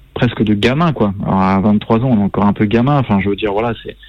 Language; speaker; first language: French; native; French